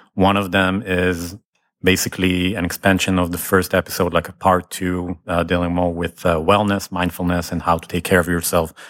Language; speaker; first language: English; non-native, fluent; Hebrew